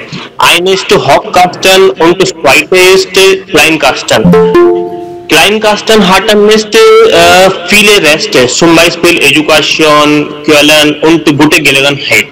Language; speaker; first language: German; non-native, learner; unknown